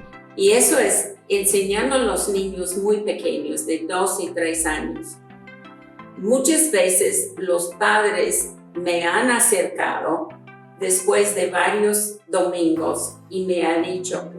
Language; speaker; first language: Spanish; non-native, fluent; English